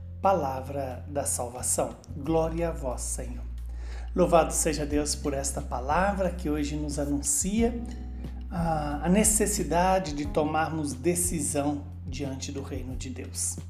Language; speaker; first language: Portuguese; native; Portuguese